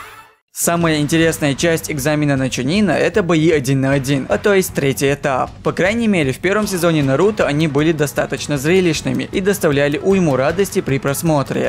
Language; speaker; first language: Russian; native; Russian